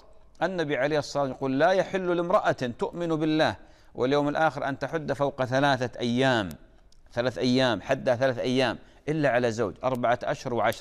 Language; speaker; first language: Arabic; native; Arabic